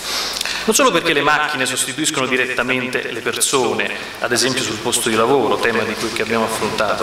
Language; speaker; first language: Italian; native; Italian